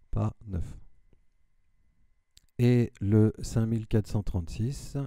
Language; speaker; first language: French; native; French